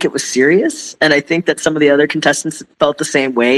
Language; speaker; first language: English; native; English